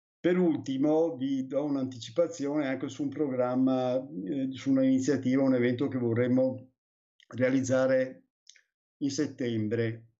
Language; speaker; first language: Italian; native; Italian